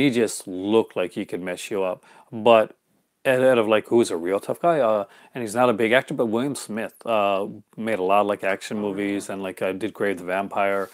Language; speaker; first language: English; native; English